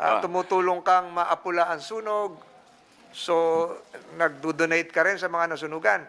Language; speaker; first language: Filipino; native; Filipino